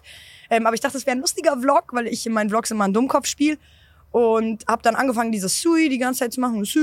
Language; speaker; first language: German; native; German